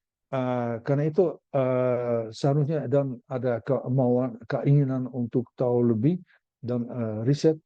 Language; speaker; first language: Indonesian; non-native, learner; Dutch